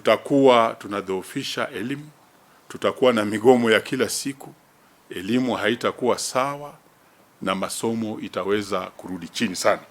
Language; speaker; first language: Swahili; non-native, local second language; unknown